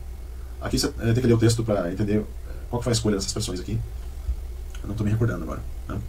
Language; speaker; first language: Portuguese; native; Portuguese